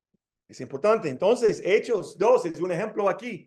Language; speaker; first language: Spanish; non-native, fluent; English